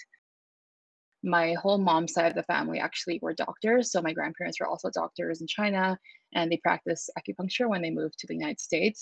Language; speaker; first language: English; native; English